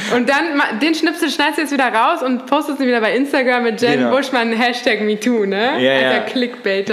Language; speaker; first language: German; native; German